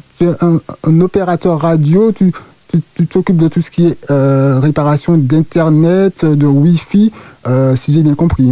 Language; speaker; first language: French; native; French